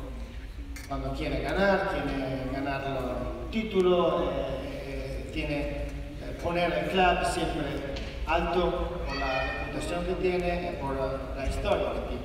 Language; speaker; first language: Spanish; non-native, learner; Italian